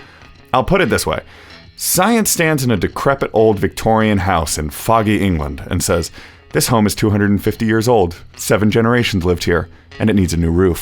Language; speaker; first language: English; native; English